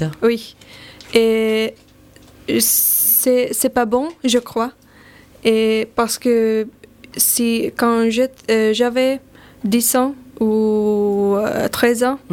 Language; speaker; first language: French; non-native, learner; Finnish